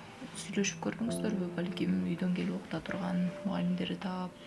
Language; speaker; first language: Kyrgyz; native; Kyrgyz